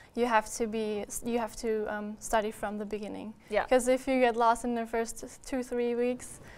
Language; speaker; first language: English; non-native, fluent; German